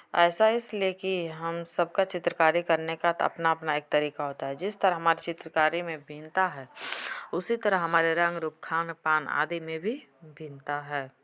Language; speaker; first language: Hindi; native; Hindi